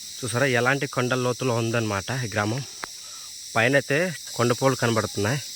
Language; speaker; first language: Telugu; non-native, local second language; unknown